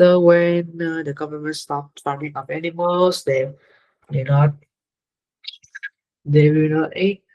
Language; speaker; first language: English; non-native, learner; Vietnamese